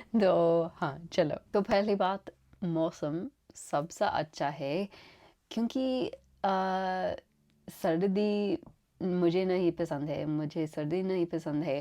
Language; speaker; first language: Hindi; non-native, learner; English